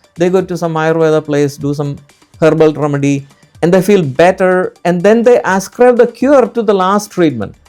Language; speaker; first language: English; non-native, local second language; Malayalam